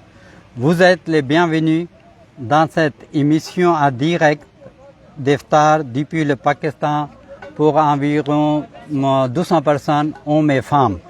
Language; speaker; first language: French; non-native, fluent; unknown